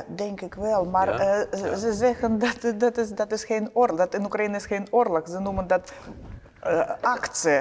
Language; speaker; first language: Dutch; non-native, learner; Ukrainian